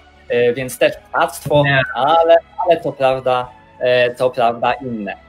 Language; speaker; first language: Polish; native; Polish